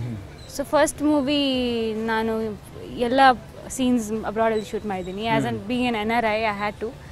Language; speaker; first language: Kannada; non-native, learner; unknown